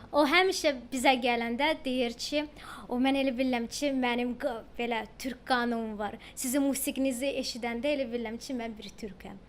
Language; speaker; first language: Azerbaijani; early bilingual, heritage; Azerbaijani